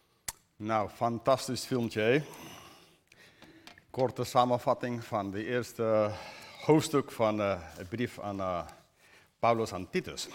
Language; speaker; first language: Dutch; non-native, fluent; English